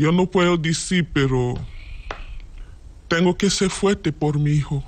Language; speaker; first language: Spanish; non-native, learner; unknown